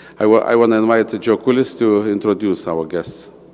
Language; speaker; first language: English; non-native, fluent; Lithuanian